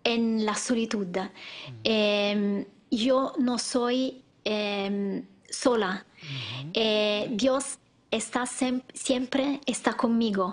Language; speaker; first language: Spanish; non-native, learner; Italian